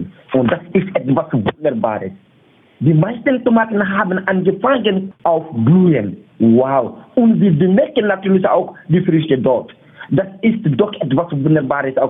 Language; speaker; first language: German; non-native, fluent; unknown